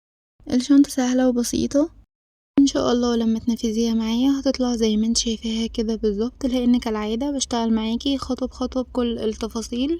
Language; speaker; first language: Arabic; native; Arabic